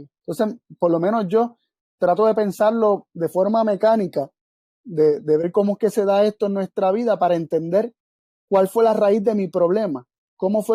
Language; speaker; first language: Spanish; native; Spanish